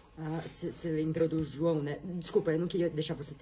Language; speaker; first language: Portuguese; native; Portuguese